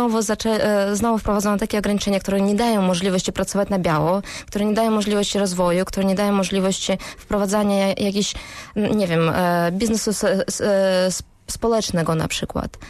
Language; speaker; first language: Polish; non-native, fluent; Russian